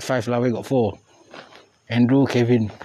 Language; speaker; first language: English; non-native, local second language; Malay